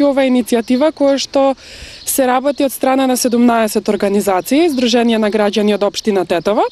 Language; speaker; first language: Macedonian; native; Macedonian